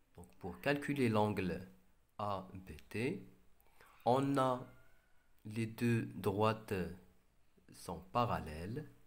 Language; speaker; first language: French; non-native, local second language; Arabic